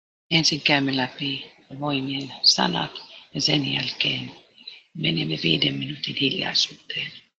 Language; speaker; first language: Finnish; native; Finnish